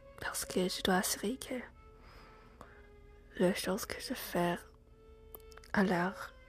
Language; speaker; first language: French; non-native, learner; English